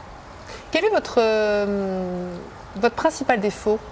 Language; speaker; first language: French; native; French